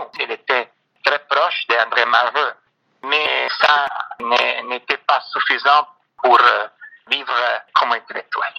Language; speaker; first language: French; non-native, fluent; Italian